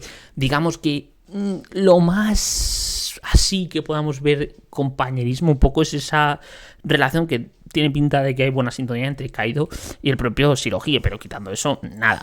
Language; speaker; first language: Spanish; native; Spanish